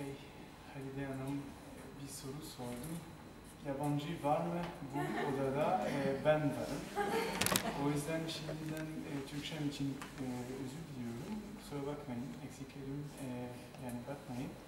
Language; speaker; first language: Turkish; non-native, fluent; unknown